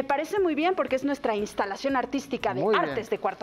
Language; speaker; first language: Spanish; native; Spanish